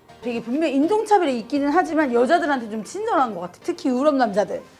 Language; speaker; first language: Korean; native; Korean